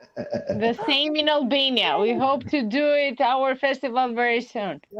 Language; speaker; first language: English; non-native, learner; Albanian